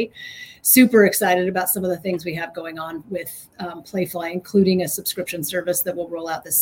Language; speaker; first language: English; native; English